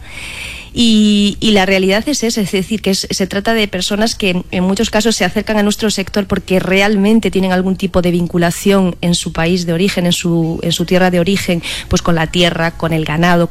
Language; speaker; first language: Spanish; native; Spanish